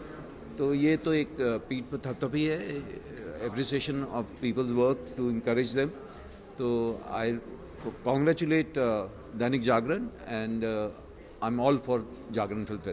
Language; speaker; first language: Hindi; native; Hindi